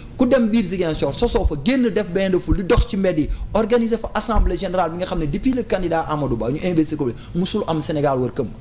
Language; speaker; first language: Wolof; non-native, local second language; Jola-Fonyi